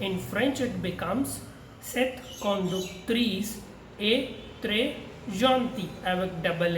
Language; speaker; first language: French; non-native, learner; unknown